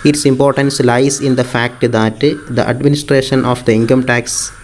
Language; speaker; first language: English; non-native, local second language; Malayalam